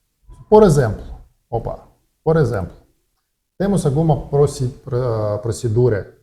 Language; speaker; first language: Portuguese; non-native, learner; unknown